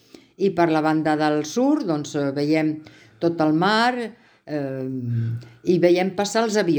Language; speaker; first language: Catalan; native; Catalan